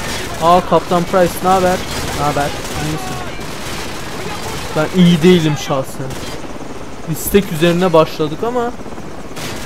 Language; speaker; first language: Turkish; native; Turkish